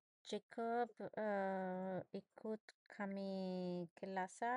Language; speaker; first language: Indonesian; non-native, learner; English